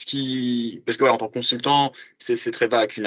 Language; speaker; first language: French; native; French